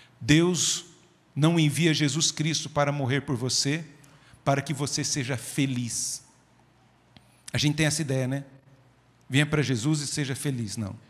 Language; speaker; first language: Portuguese; native; Portuguese